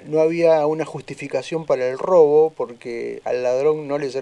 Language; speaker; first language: Spanish; native; Spanish